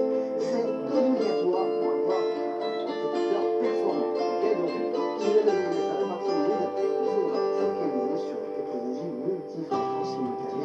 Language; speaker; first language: French; native; French